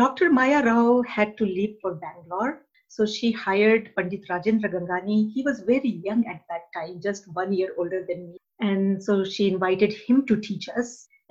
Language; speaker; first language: English; non-native, local second language; Hindi